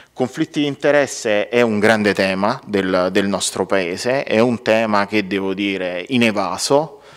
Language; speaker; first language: Italian; native; Italian